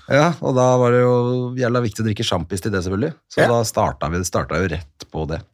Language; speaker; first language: Norwegian; native; Norwegian